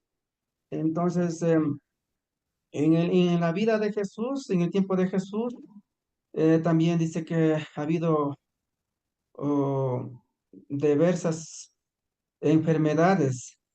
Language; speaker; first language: Spanish; non-native, local second language; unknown